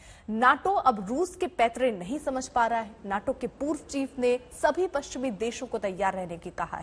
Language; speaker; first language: Hindi; native; Hindi